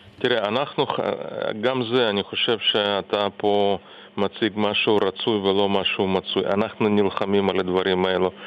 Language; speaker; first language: Hebrew; non-native, fluent; Russian